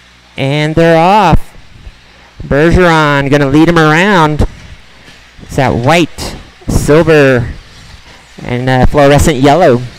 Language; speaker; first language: English; native; English